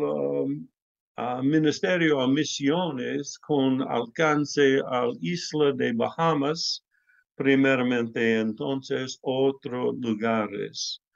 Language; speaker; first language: Spanish; non-native, learner; English